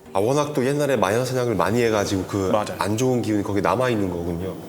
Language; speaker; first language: Korean; non-native, fluent; Finnish